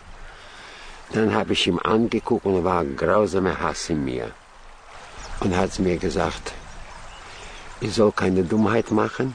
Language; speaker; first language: German; non-native, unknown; Russian